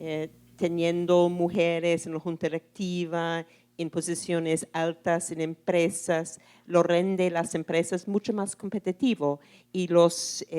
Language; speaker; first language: Spanish; non-native, fluent; English